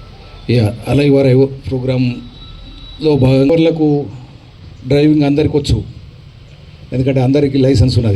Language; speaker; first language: Telugu; native; Telugu